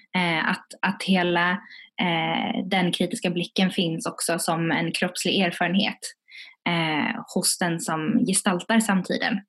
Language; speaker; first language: Swedish; early bilingual, other home language; Tigrinya